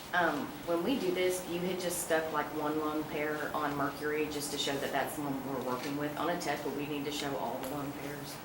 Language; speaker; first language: English; native; English